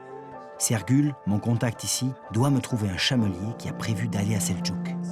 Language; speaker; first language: French; native; French